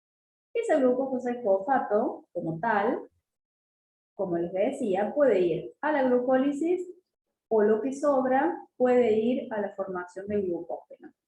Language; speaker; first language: Spanish; native; Spanish